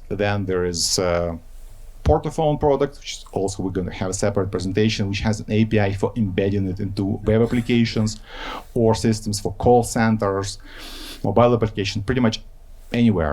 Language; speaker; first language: English; non-native, fluent; Ukrainian